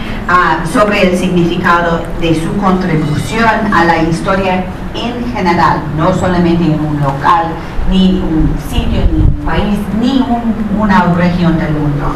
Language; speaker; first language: Spanish; non-native, fluent; English